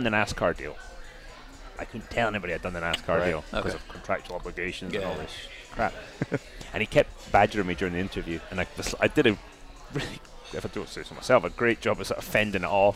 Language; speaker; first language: English; native; English